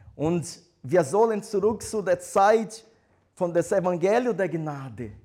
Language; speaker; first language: German; non-native, fluent; Portuguese